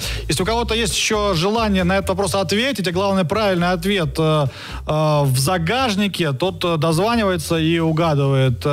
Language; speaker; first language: Russian; native; Russian